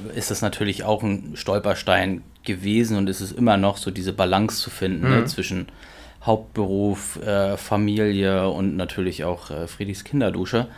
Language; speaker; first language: German; native; German